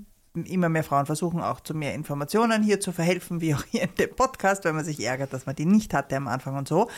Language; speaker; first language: German; native; German